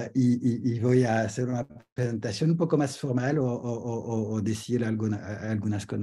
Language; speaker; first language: Spanish; non-native, learner; French